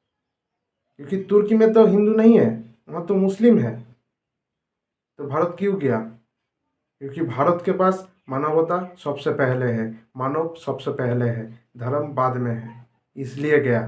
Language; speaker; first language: Hindi; non-native, local second language; Nepali